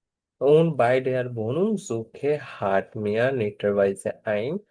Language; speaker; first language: German; non-native, fluent; Bangla